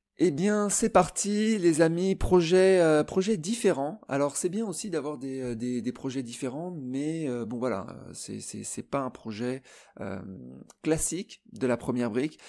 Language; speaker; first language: French; native; French